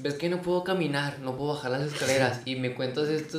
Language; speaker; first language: Spanish; native; Spanish